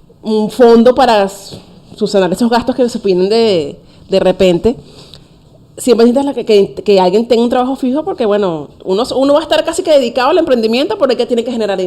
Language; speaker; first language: Spanish; native; Spanish